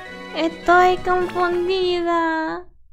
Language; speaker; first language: Spanish; early bilingual, heritage; Spanish